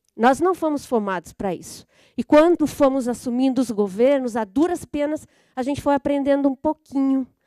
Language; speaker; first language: Portuguese; native; Portuguese